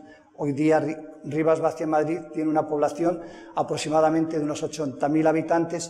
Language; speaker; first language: Spanish; native; Spanish